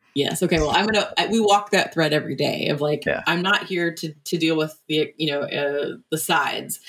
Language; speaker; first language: English; native; English